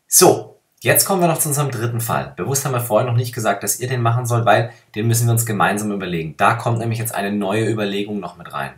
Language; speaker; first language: German; native; German